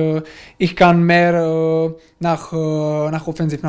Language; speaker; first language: German; non-native, learner; Czech